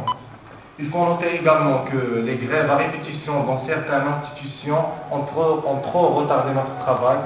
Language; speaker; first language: French; non-native, local second language; Arabic